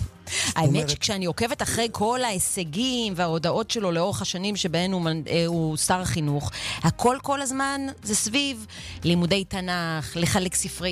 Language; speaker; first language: Hebrew; native; Hebrew